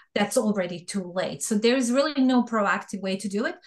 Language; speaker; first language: English; non-native, fluent; Bosnian